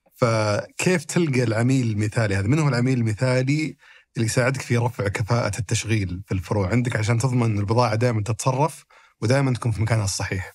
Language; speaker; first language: Arabic; native; Arabic